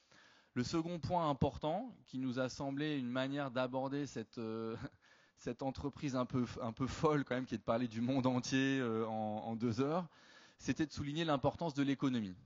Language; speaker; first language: French; native; French